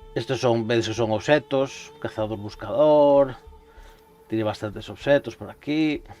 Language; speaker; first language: Spanish; native; Spanish